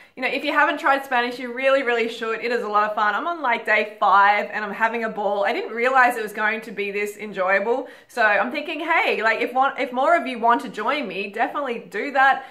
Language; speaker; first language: English; native; English